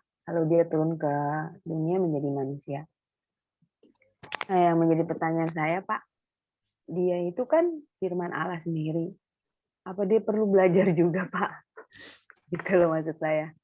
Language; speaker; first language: Indonesian; native; Indonesian